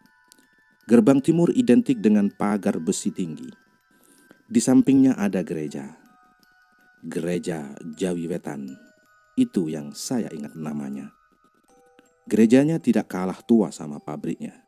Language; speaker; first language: Indonesian; native; Indonesian